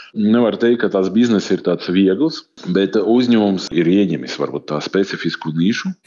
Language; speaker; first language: Latvian; native; Latvian